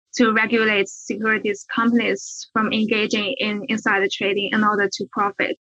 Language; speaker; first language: English; non-native, fluent; Chinese